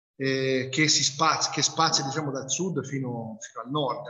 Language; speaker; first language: Italian; native; Italian